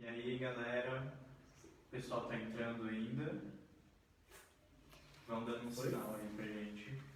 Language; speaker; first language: Portuguese; native; Portuguese